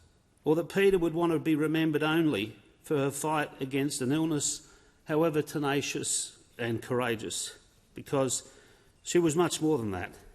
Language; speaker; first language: English; native; English